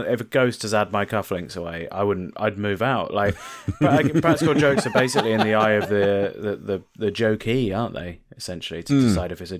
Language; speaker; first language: English; native; English